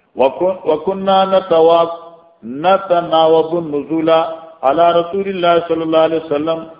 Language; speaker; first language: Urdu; non-native, local second language; Northern Hindko